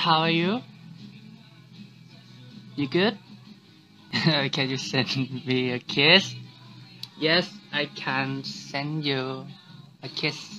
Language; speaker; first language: English; non-native, learner; Thai